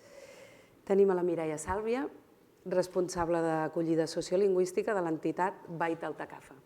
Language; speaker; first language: Catalan; native; Catalan